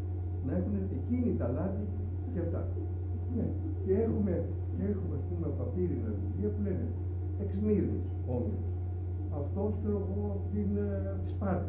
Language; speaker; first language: Greek; native; Greek